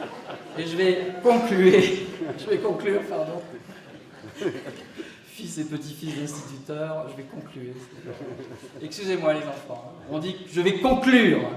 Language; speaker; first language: French; native; French